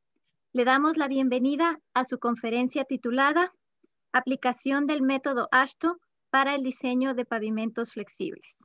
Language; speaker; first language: Spanish; native; Spanish